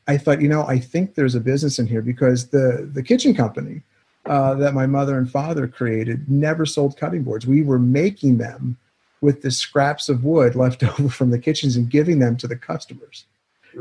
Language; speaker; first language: English; native; English